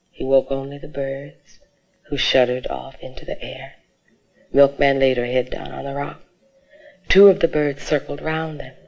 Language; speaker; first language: English; native; English